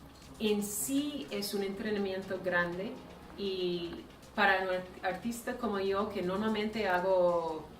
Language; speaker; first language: Spanish; non-native, fluent; English